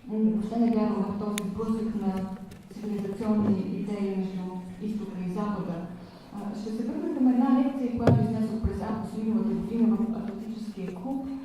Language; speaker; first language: Bulgarian; native; Bulgarian